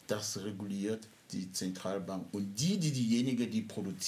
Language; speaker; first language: German; non-native, fluent; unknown